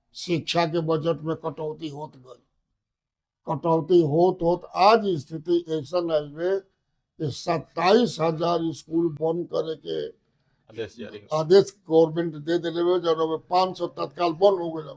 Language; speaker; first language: Bhojpuri; native; Bhojpuri